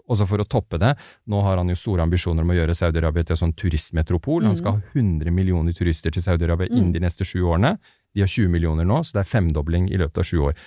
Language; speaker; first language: Norwegian; early bilingual, other home language; Persian